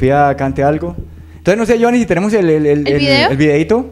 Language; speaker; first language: Spanish; native; Spanish